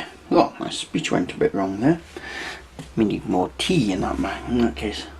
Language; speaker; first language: English; native; English